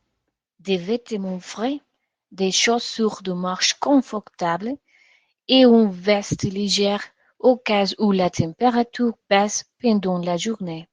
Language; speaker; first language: French; non-native, learner; Spanish